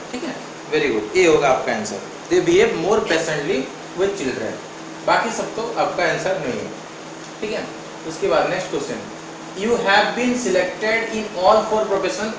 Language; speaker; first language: Hindi; non-native, local second language; Odia